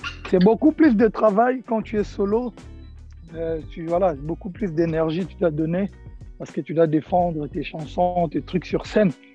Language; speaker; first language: French; non-native, local second language; Lingala